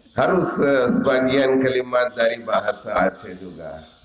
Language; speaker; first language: Indonesian; non-native, learner; Urdu